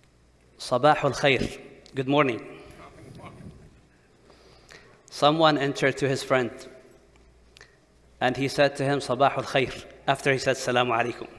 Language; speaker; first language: English; non-native, fluent; Arabic